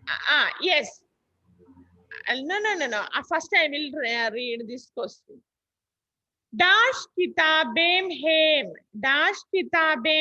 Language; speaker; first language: English; non-native, local second language; Malayalam